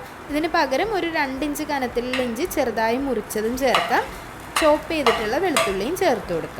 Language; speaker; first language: Malayalam; native; Malayalam